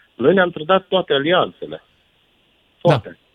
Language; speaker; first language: Romanian; native; Romanian